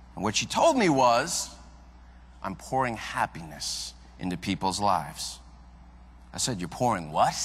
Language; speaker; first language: English; native; English